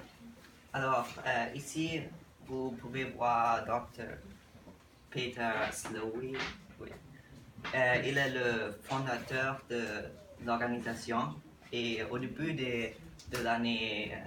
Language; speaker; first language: French; non-native, learner; English